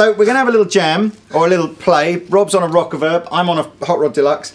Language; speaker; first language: English; native; English